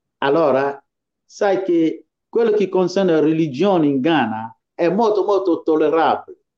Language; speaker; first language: Italian; non-native, fluent; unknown